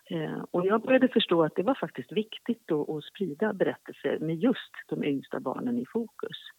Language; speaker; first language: Swedish; native; Swedish